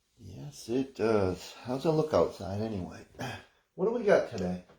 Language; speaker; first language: English; native; English